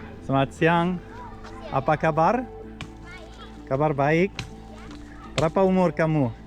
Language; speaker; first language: Indonesian; non-native, learner; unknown